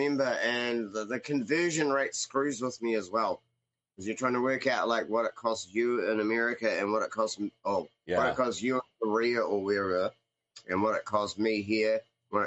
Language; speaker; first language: English; native; English